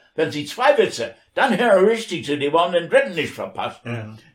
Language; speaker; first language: German; non-native, fluent; English